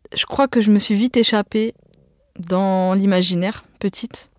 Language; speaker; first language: French; early bilingual, other home language; Arabic